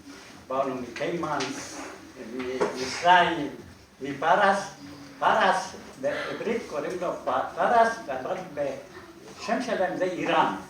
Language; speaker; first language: Hebrew; non-native, fluent; Persian